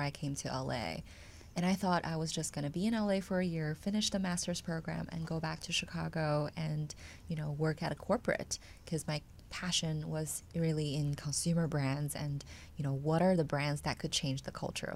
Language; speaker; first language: English; non-native, fluent; Chinese